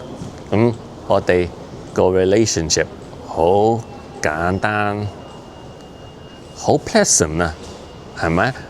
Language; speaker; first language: Cantonese; early bilingual, heritage; Cantonese